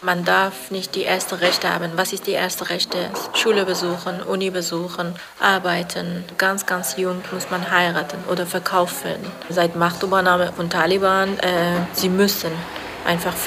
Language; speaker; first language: German; non-native, fluent; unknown